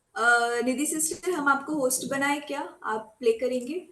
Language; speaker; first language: Hindi; native; Hindi